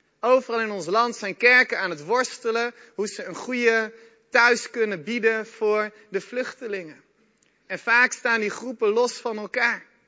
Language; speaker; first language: Dutch; native; Dutch